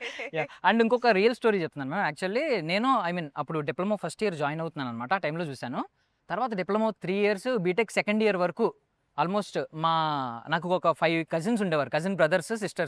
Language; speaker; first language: Telugu; native; Telugu